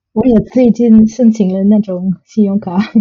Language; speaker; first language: Chinese; non-native, fluent; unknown